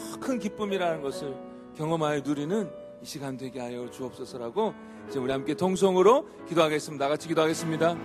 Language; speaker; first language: Korean; native; Korean